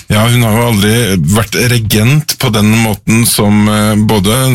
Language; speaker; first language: Norwegian; native; Norwegian